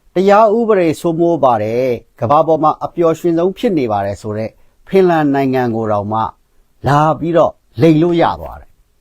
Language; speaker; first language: Burmese; non-native, local second language; Kachin